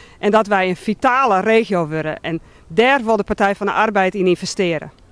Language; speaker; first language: Dutch; non-native, local second language; Western Frisian